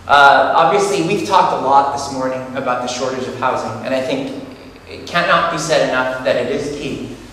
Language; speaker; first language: English; native; English